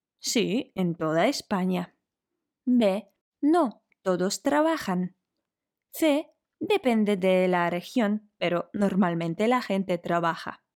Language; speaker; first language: Spanish; non-native, fluent; Polish